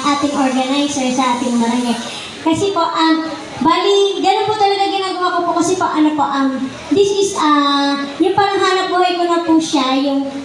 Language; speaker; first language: Filipino; native; Filipino